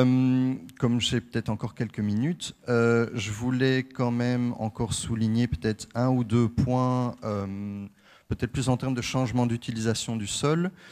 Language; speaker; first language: French; native; French